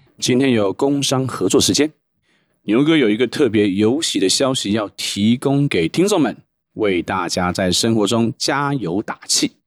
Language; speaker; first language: Chinese; native; Chinese